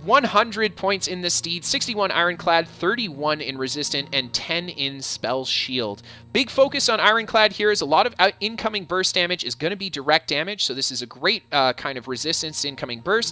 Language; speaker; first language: English; native; English